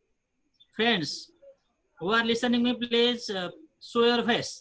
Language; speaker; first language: English; non-native, fluent; Nepali